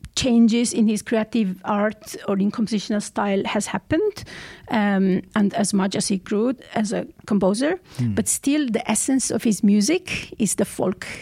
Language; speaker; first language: English; non-native, fluent; Armenian